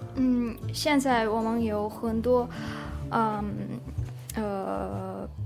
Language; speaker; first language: Chinese; non-native, fluent; Russian